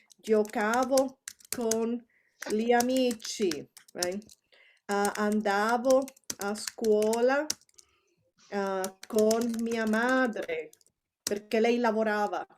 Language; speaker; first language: Italian; non-native, fluent; Spanish